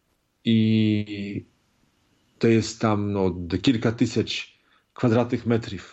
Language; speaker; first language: Polish; non-native, learner; Ukrainian